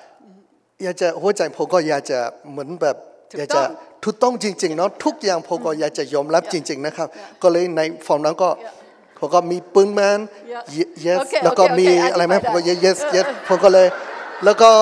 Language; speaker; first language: Thai; non-native, fluent; Burmese